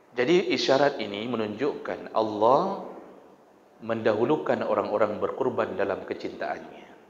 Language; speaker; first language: Malay; non-native, local second language; Achinese